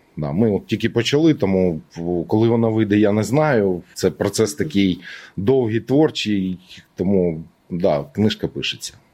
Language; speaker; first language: Ukrainian; native; Ukrainian